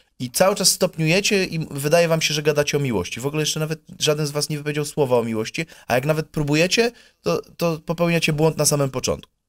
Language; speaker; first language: Polish; native; Polish